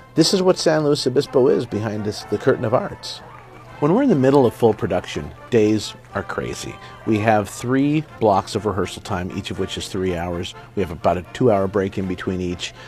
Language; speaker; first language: English; native; English